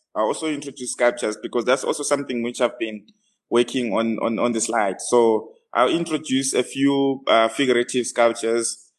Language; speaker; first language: English; non-native, local second language; North Ndebele